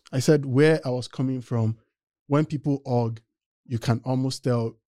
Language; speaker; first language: English; non-native, local second language; Yoruba